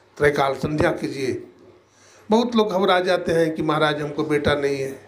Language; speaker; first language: Hindi; native; Hindi